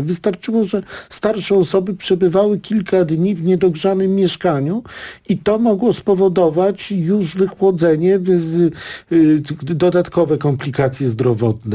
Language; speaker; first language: Polish; native; Polish